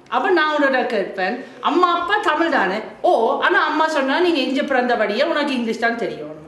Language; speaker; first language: Tamil; non-native, fluent; German